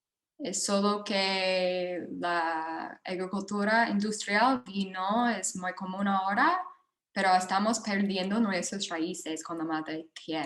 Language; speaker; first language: Spanish; non-native, fluent; English